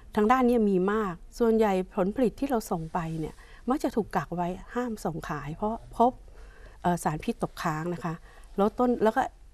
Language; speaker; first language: Thai; native; Thai